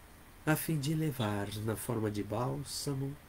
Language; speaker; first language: Portuguese; native; Portuguese